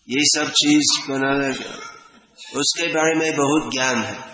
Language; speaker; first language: Hindi; non-native, fluent; English